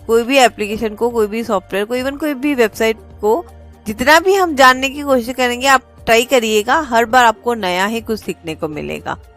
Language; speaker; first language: Hindi; native; Hindi